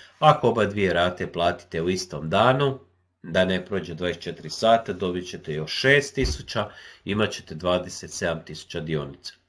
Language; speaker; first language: Croatian; native; Croatian